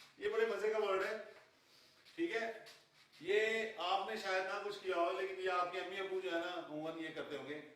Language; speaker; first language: Urdu; non-native, local second language; Punjabi